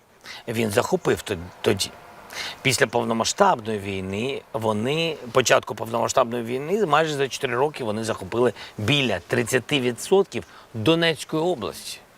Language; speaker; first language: Ukrainian; non-native, local second language; Russian